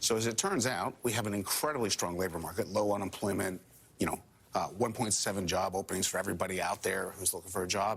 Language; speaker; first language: English; native; English